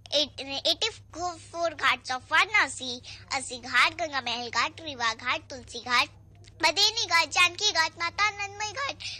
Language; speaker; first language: Hindi; native; Hindi